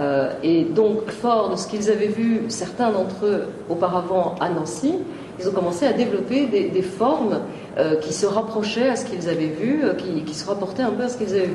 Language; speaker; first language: French; native; French